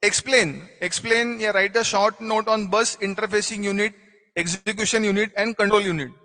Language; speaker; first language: Hindi; non-native, local second language; Marathi